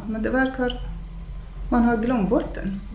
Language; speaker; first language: Swedish; non-native, fluent; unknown